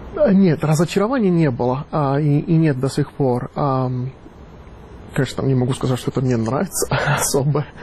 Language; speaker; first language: Russian; non-native, fluent; Italian